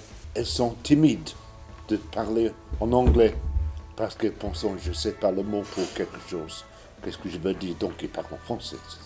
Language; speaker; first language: French; non-native, learner; English